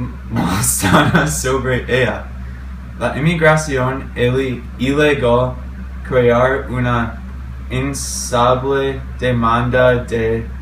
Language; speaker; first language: Spanish; non-native, learner; English